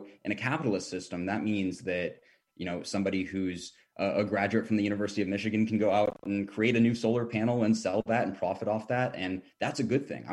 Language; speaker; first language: English; native; English